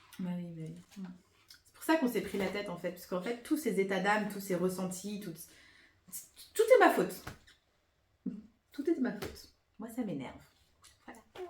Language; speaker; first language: French; native; French